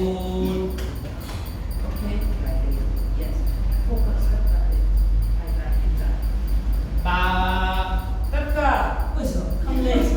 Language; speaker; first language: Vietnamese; non-native, learner; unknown